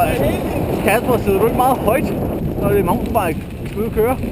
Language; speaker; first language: Danish; native; Danish